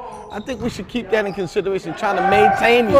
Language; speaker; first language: English; native; English